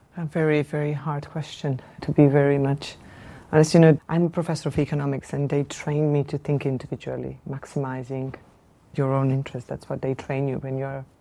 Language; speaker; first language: English; non-native, fluent; Slovenian